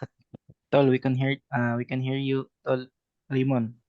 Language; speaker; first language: English; non-native, learner; Cebuano